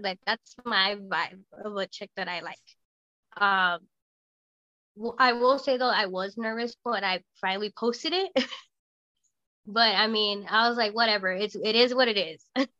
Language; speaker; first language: English; early bilingual, other home language; Spanish